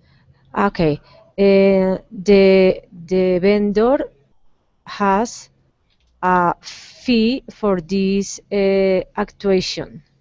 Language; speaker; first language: English; non-native, learner; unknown